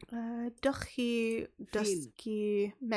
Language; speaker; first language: Welsh; non-native, learner; English